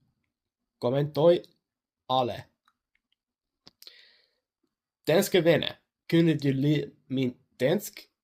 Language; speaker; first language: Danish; non-native, learner; English